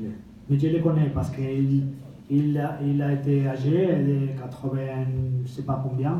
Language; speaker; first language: French; non-native, fluent; Spanish